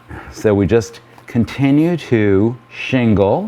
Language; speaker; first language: English; native; English